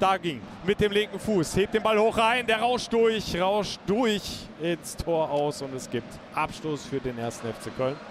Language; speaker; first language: German; native; German